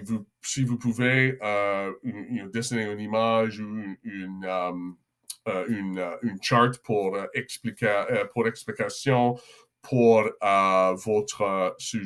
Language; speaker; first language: French; non-native, local second language; English